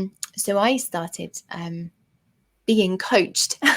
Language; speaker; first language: English; native; English